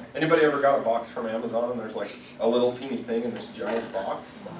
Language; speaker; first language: English; native; English